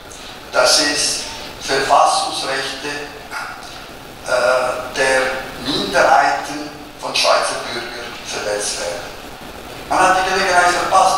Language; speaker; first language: German; non-native, local second language; Italian